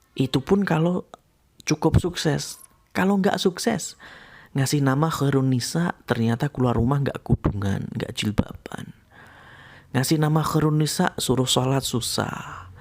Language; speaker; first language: Indonesian; non-native, local second language; Javanese